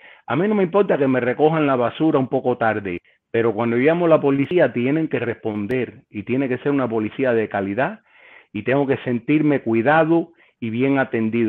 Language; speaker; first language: Spanish; native; Spanish